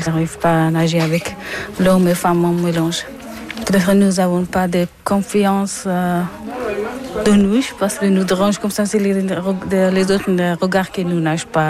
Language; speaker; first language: French; non-native, learner; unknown